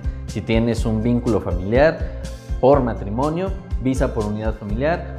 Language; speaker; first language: Spanish; native; Spanish